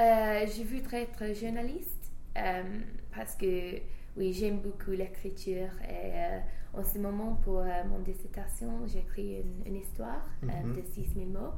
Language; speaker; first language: French; non-native, fluent; English